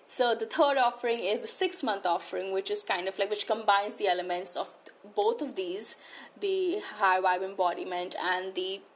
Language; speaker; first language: English; non-native, local second language; Hindi